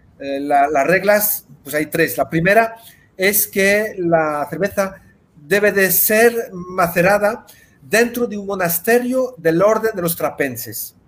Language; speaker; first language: Spanish; early bilingual, heritage; Spanish